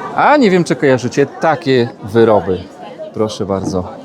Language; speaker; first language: Polish; native; Polish